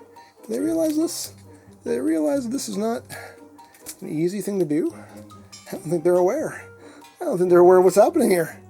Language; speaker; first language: English; native; English